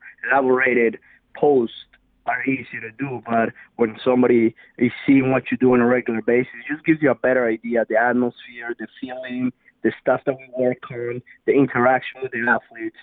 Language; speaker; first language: English; non-native, fluent; Spanish